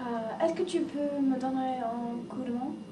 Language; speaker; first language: French; non-native, learner; English